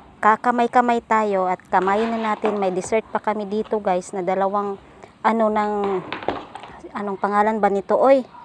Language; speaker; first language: Filipino; non-native, local second language; Cebuano